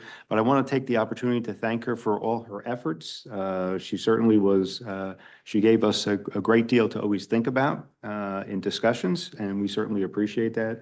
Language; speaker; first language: English; native; English